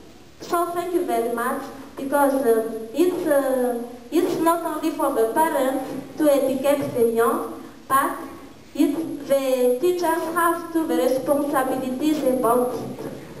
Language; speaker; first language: English; non-native, learner; Malagasy